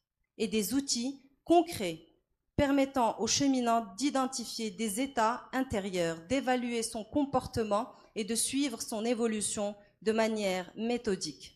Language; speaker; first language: French; non-native, local second language; Arabic